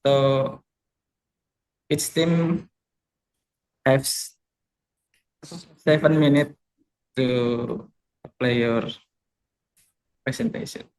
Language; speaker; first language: English; non-native, learner; Indonesian